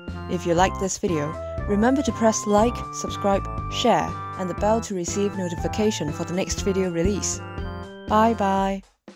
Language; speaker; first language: English; non-native, local second language; Cantonese